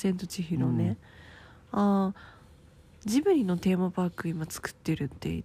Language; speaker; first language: Japanese; native; Japanese